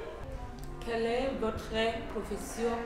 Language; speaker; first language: French; non-native, learner; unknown